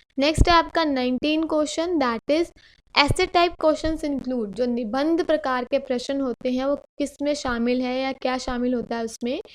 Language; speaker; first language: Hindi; native; Hindi